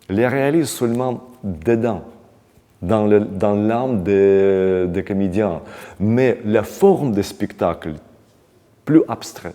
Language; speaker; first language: French; non-native, fluent; Russian